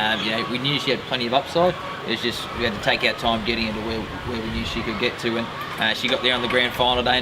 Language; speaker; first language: English; native; English